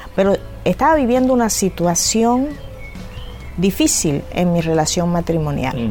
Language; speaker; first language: Spanish; native; Spanish